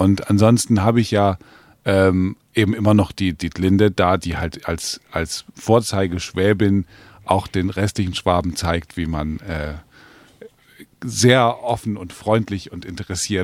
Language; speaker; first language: German; native; German